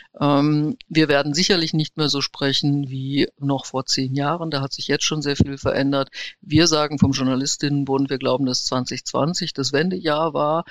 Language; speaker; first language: German; native; German